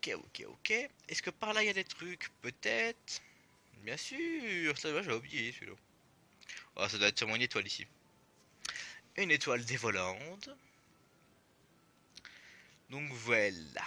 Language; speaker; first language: French; native; French